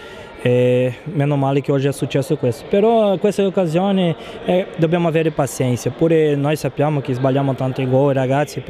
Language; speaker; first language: Italian; non-native, fluent; Portuguese